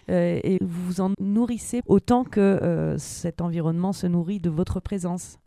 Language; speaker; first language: French; native; French